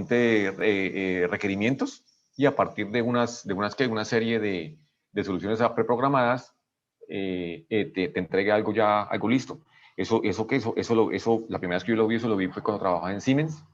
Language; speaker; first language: Spanish; native; Spanish